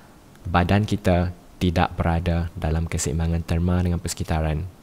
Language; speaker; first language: Malay; native; Malay